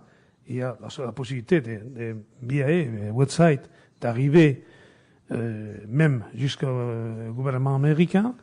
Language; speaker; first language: French; non-native, fluent; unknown